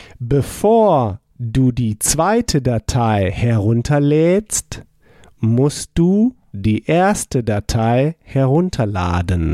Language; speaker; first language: German; non-native, fluent; English